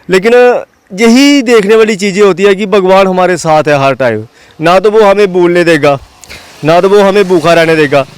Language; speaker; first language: Hindi; non-native, local second language; Dogri